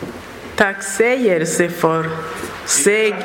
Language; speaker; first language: Swedish; non-native, learner; Persian